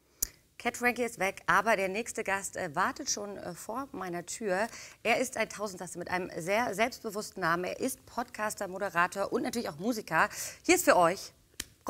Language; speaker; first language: German; native; German